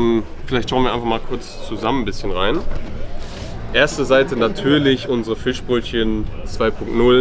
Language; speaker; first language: German; native; German